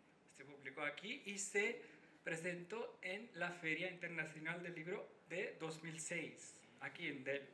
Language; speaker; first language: Spanish; non-native, fluent; Hindi